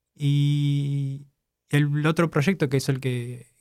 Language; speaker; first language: Spanish; native; Spanish